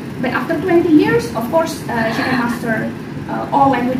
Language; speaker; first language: English; non-native, fluent; Indonesian